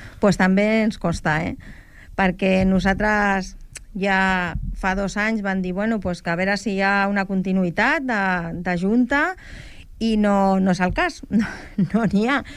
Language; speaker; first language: Catalan; non-native, local second language; Spanish